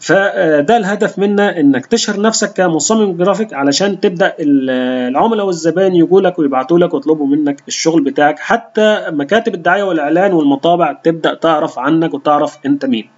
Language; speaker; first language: Arabic; native; Arabic